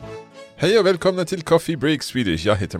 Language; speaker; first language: Swedish; non-native, learner; English